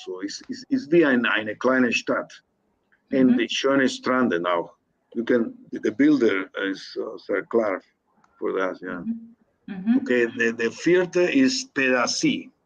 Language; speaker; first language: German; non-native, learner; Spanish